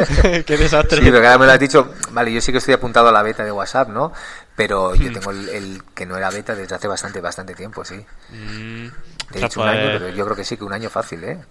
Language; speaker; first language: Spanish; native; Spanish